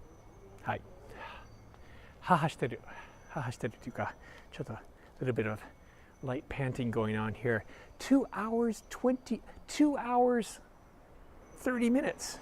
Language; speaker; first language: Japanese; non-native, learner; English